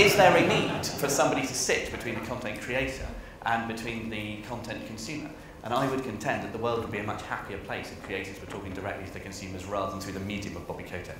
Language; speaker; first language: English; native; English